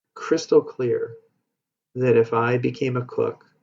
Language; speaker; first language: English; native; English